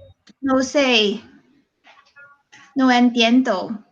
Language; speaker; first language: Spanish; non-native, learner; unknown